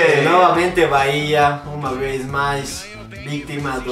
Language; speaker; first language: Portuguese; non-native, learner; Spanish